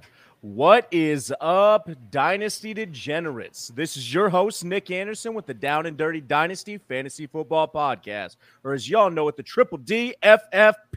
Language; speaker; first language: English; native; English